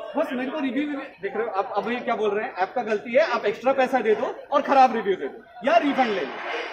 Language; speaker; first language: Hindi; non-native, local second language; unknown